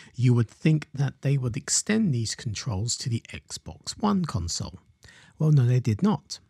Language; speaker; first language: English; native; English